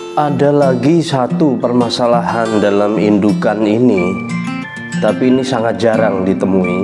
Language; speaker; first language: Indonesian; non-native, local second language; Javanese